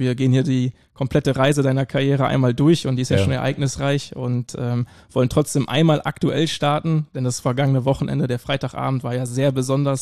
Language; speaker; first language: German; native; German